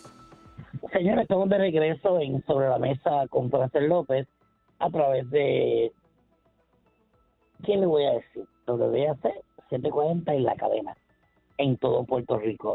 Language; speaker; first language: Spanish; native; Spanish